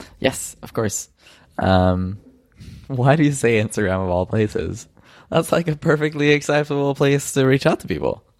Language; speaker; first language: English; native; English